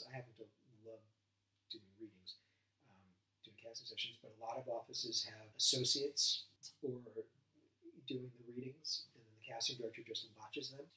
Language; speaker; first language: English; native; English